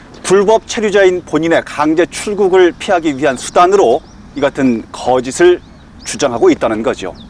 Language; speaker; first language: Korean; native; Korean